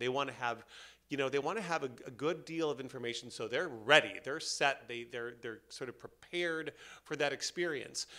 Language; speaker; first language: English; native; English